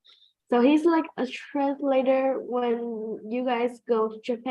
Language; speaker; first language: English; non-native, fluent; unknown